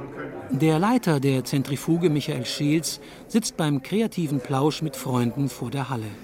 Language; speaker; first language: German; native; German